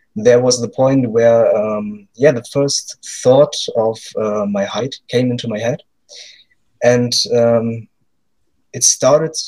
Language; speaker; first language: English; non-native, fluent; German